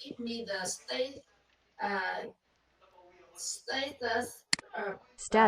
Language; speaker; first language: English; non-native, learner; Vietnamese